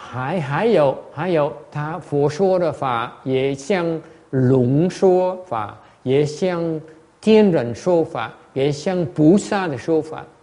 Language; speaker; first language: Chinese; non-native, learner; Vietnamese